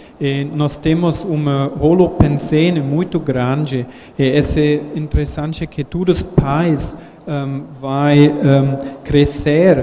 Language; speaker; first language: Portuguese; non-native, learner; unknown